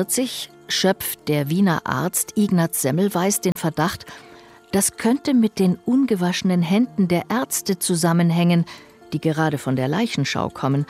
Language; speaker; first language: German; native; German